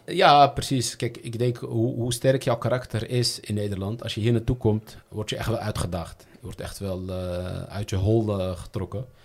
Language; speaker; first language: Dutch; early bilingual, other home language; Riffian